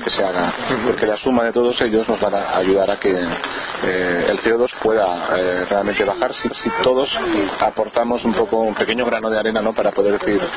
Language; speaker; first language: Spanish; native; Spanish